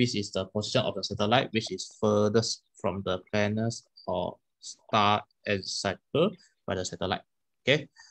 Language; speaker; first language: English; non-native, local second language; Chinese